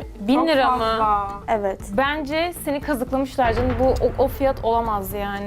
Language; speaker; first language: Turkish; native; Turkish